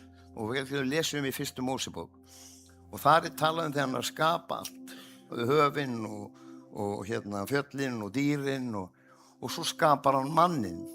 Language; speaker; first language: Icelandic; native; Icelandic